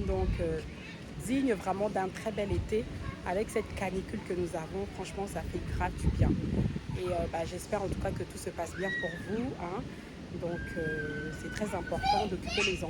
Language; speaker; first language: French; native; French